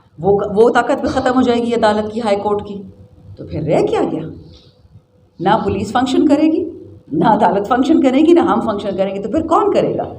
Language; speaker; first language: Urdu; non-native, local second language; Pashto